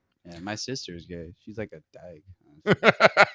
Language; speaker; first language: English; native; English